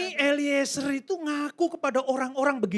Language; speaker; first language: Indonesian; native; Indonesian